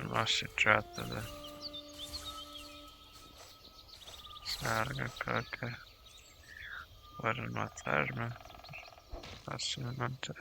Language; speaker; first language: Spanish; non-native, learner; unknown